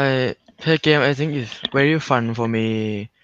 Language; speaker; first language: English; non-native, learner; Thai